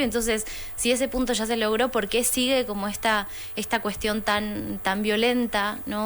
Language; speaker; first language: Spanish; native; Spanish